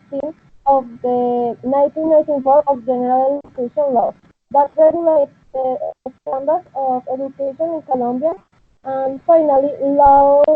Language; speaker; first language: English; non-native, learner; Spanish